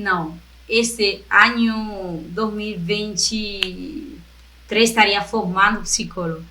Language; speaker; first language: Portuguese; non-native, fluent; Spanish